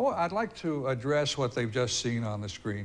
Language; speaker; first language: English; native; English